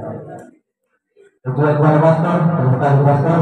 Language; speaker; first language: Indonesian; non-native, local second language; Batak Toba